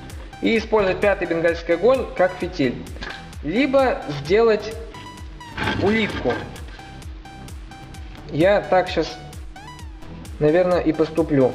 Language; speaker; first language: Russian; native; Russian